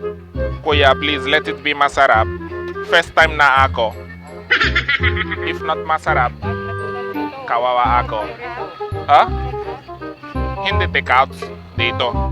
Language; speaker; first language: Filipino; non-native, learner; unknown